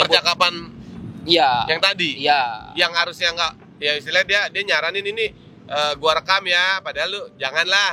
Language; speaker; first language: Indonesian; native; Indonesian